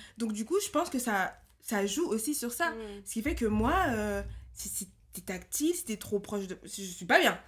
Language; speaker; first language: French; early bilingual, other home language; Lingala